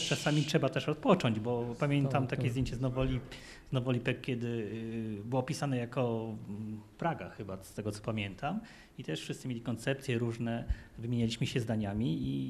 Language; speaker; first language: Polish; native; Polish